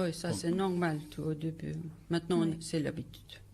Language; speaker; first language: French; non-native, learner; Turkish